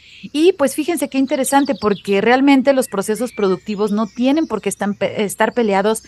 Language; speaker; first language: Spanish; native; Spanish